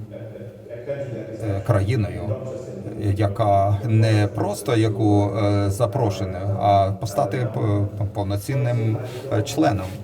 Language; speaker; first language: Ukrainian; non-native, learner; Lithuanian